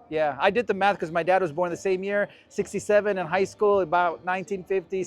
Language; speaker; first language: English; native; English